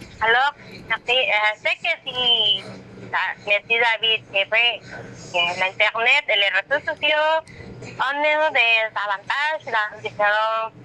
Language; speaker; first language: French; non-native, learner; Spanish